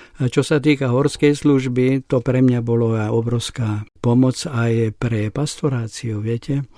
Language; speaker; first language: Slovak; non-native, local second language; Hungarian